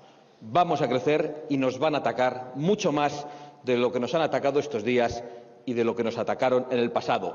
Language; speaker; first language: Spanish; native; Spanish